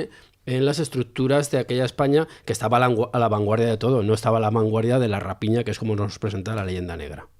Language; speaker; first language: Spanish; native; Spanish